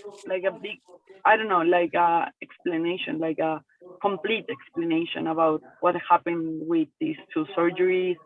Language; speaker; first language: English; non-native, learner; Spanish